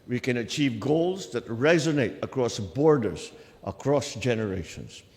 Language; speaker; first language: English; non-native, local second language; Filipino